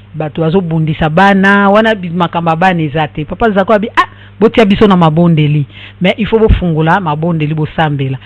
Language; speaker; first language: Lingala; non-native, local second language; Kongo